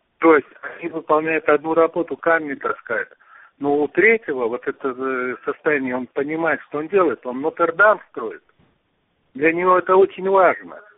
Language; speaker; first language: Russian; non-native, local second language; Uzbek